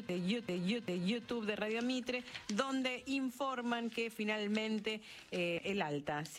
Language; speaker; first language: Spanish; native; Spanish